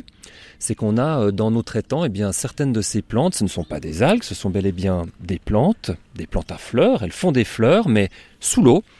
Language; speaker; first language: French; native; French